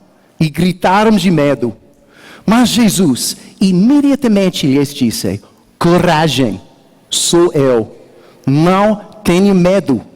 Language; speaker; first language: Portuguese; non-native, learner; English